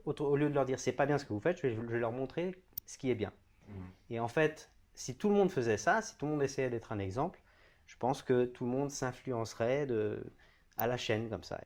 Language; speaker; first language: French; native; French